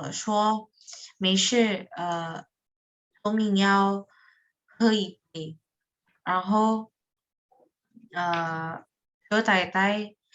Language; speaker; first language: Chinese; non-native, learner; Indonesian